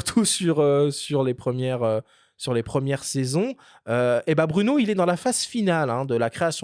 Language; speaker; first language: French; native; French